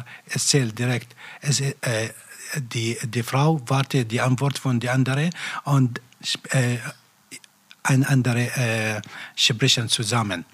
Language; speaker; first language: German; non-native, learner; Arabic